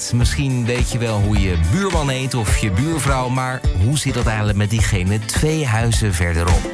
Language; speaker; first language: Dutch; native; Dutch